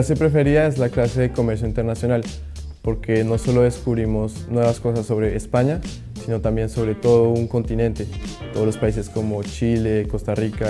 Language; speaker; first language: Spanish; early bilingual, other home language; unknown